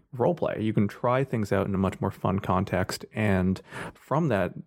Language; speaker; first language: English; native; English